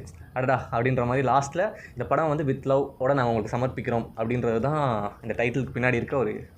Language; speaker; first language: Tamil; native; Tamil